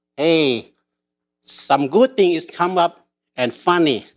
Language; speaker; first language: English; early bilingual, other home language; Lao